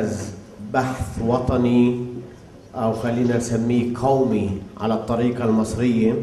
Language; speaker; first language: Arabic; native; Arabic